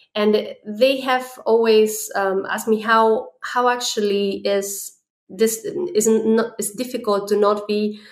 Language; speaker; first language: English; non-native, fluent; Spanish